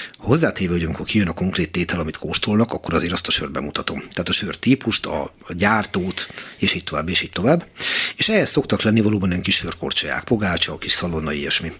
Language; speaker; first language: Hungarian; native; Hungarian